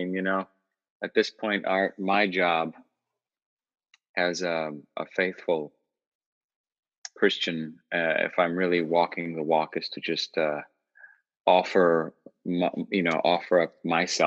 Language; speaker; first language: English; native; English